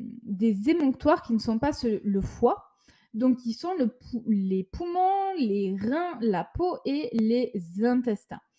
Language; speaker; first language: French; native; French